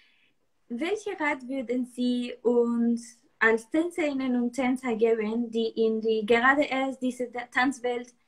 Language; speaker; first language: German; non-native, learner; Spanish